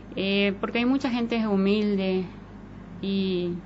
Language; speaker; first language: Spanish; native; Spanish